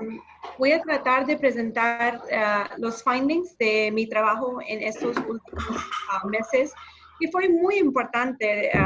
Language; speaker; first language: Spanish; non-native, fluent; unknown